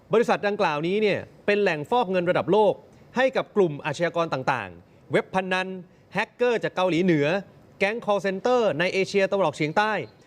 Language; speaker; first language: Thai; native; Thai